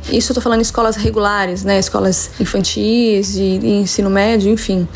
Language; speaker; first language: Portuguese; native; Portuguese